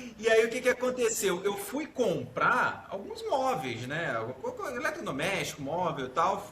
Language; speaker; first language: Portuguese; native; Portuguese